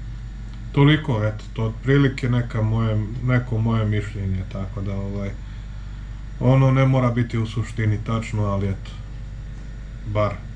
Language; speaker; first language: Serbian; native; Serbian